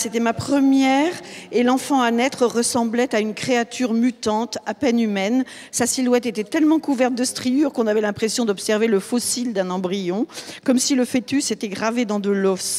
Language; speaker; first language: French; native; French